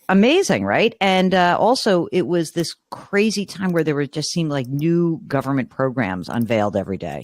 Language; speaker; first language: English; native; English